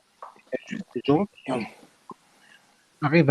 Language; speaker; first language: French; native; French